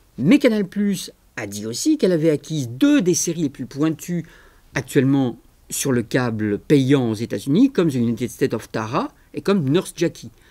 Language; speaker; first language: French; native; French